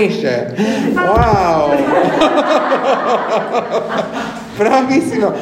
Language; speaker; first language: Italian; non-native, learner; English